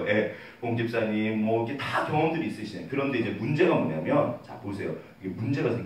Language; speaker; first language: Korean; native; Korean